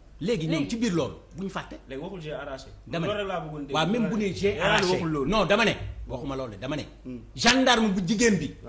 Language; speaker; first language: Wolof; native; Wolof